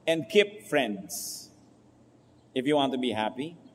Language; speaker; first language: English; non-native, local second language; Filipino